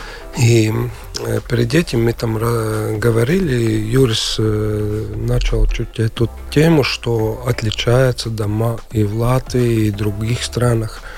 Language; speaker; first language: Russian; non-native, local second language; Latvian